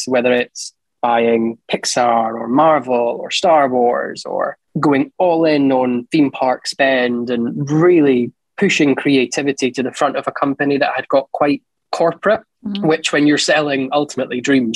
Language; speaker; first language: English; native; English